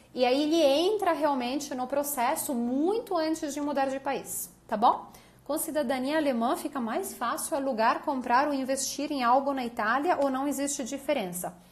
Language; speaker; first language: Portuguese; native; Portuguese